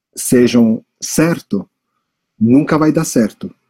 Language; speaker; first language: Portuguese; non-native, fluent; English